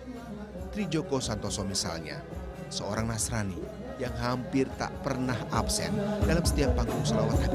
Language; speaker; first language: Indonesian; native; Indonesian